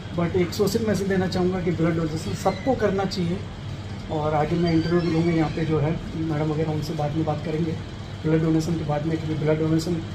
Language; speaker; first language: Hindi; non-native, local second language; Gujarati